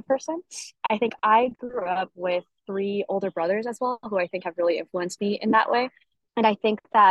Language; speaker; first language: English; native; English